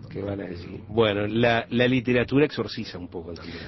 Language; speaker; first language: Spanish; native; Spanish